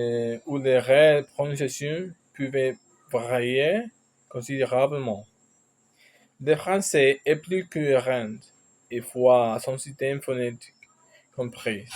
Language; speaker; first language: French; non-native, learner; Spanish